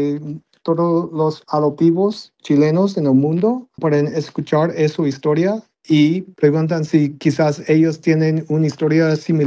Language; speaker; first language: Spanish; non-native, learner; English